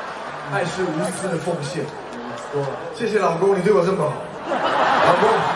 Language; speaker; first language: Chinese; native; Chinese